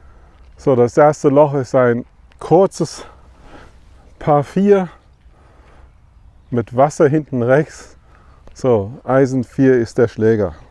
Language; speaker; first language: German; non-native, fluent; English